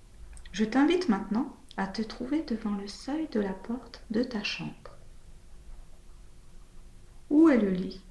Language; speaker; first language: French; native; French